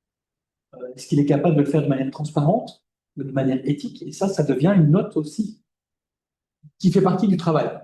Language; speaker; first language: French; native; French